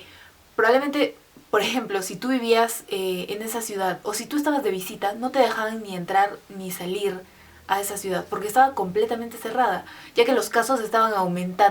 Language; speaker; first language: Spanish; native; Spanish